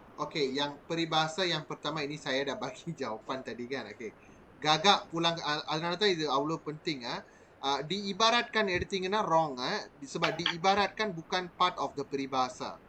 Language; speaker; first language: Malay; non-native, local second language; Tamil